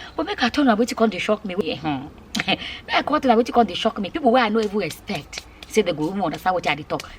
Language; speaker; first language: Nigerian Pidgin; native; Nigerian Pidgin